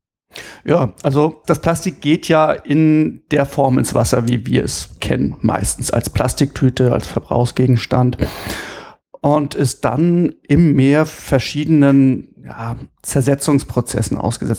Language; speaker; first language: German; native; German